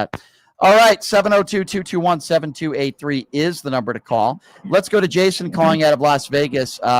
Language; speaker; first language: English; native; English